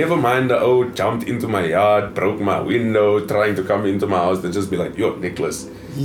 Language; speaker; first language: English; native; English